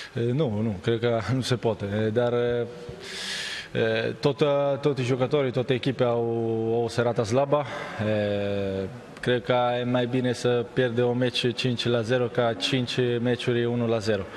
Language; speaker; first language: Romanian; non-native, learner; Italian